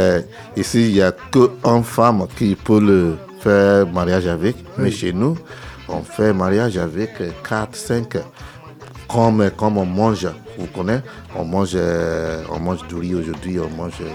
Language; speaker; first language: French; non-native, learner; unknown